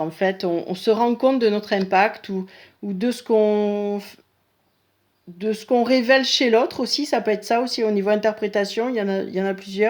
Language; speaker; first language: French; native; French